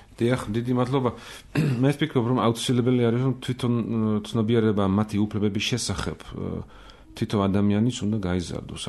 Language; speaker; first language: Georgian; non-native, fluent; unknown